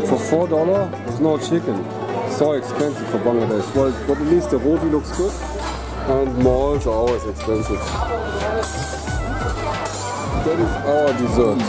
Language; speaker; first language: English; non-native, fluent; German